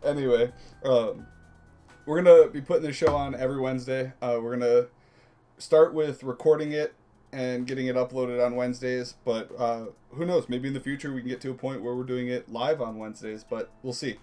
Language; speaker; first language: English; native; English